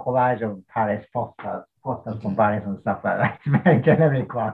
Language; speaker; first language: English; non-native, fluent; Japanese